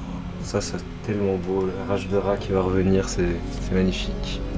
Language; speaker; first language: French; native; French